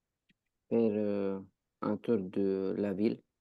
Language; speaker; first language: French; non-native, learner; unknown